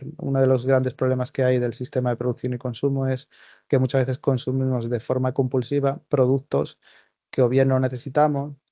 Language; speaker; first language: Spanish; native; Spanish